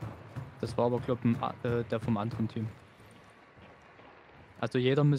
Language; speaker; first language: German; native; German